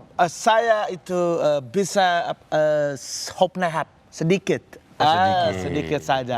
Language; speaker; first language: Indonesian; non-native, learner; Thai